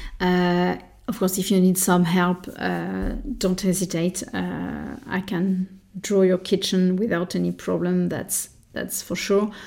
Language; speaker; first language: English; non-native, fluent; French